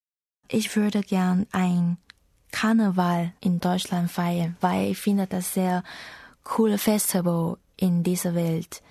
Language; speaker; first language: German; non-native, learner; Chinese